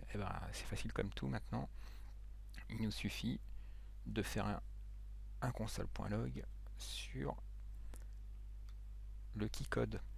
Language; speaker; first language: French; native; French